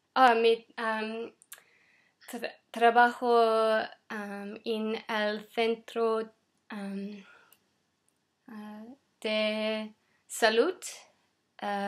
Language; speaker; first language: Spanish; non-native, learner; English